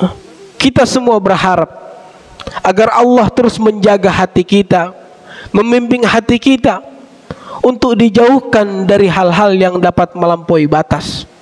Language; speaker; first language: Indonesian; native; Indonesian